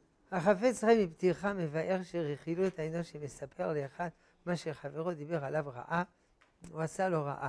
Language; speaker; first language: Hebrew; non-native, fluent; French